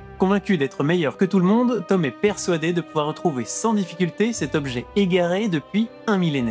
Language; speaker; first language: French; native; French